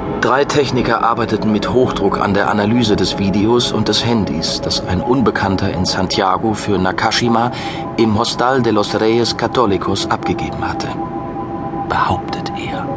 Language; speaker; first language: German; native; German